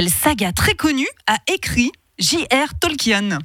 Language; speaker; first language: French; native; French